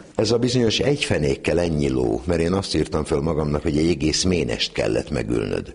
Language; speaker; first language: Hungarian; native; Hungarian